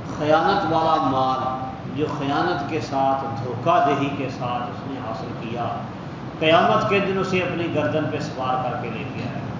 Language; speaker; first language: Urdu; non-native, local second language; Punjabi